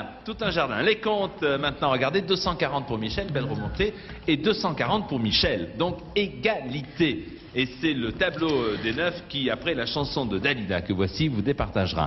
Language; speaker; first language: French; native; French